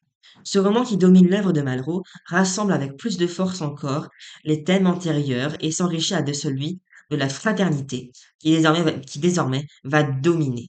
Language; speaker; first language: French; native; French